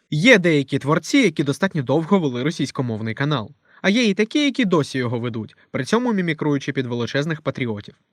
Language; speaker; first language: Ukrainian; non-native, local second language; Russian